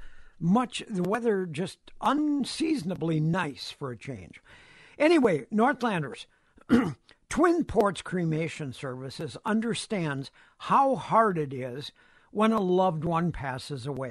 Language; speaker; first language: English; native; English